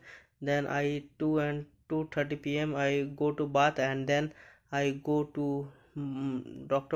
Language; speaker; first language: English; non-native, learner; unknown